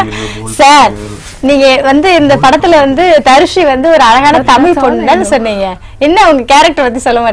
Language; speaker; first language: Tamil; native; Tamil